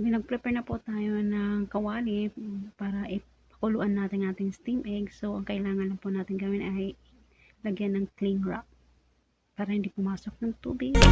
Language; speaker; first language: Filipino; non-native, local second language; Waray